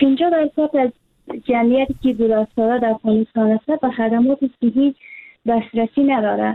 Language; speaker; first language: Persian; native; Persian